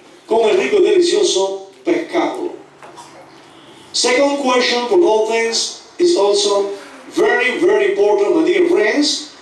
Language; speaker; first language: English; non-native, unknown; Spanish